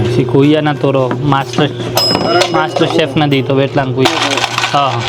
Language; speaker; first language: Filipino; non-native, learner; Hindi